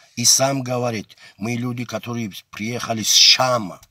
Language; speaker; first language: Russian; non-native, local second language; Avaric